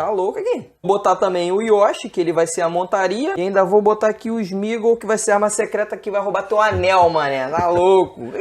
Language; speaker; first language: Portuguese; native; Portuguese